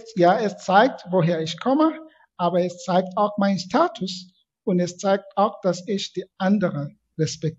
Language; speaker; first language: German; non-native, fluent; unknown